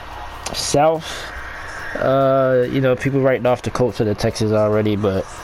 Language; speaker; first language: English; native; English